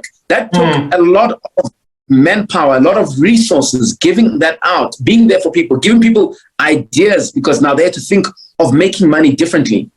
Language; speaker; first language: English; non-native, local second language; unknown